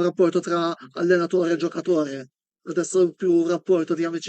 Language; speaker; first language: Italian; non-native, fluent; Maltese